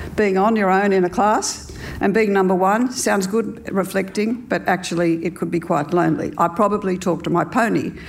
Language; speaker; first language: English; native; English